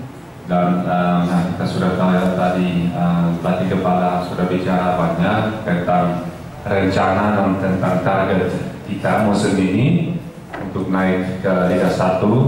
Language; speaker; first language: Indonesian; non-native, fluent; Dutch